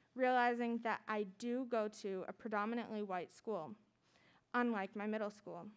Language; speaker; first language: English; native; English